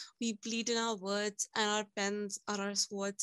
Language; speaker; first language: English; non-native, local second language; Hindi